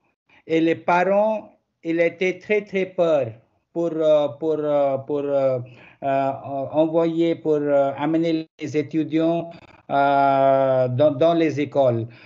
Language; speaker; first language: French; non-native, learner; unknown